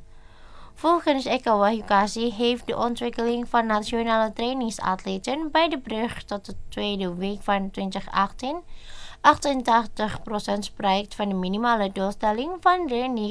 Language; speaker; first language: Dutch; non-native, fluent; Indonesian